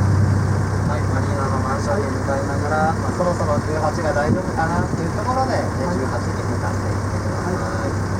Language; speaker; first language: Japanese; native; Japanese